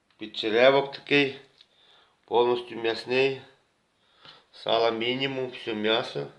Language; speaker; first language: Ukrainian; native; Ukrainian